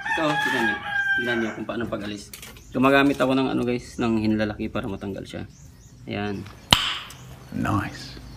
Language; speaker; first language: Filipino; native; Filipino